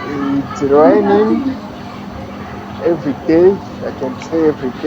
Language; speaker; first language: English; non-native, learner; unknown